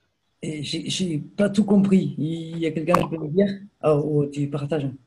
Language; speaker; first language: French; native; French